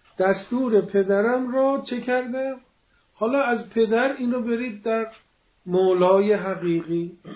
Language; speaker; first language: Persian; non-native, local second language; Azerbaijani